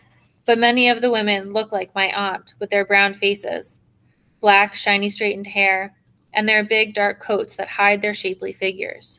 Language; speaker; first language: English; native; English